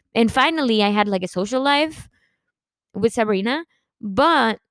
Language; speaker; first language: English; early bilingual, other home language; Spanish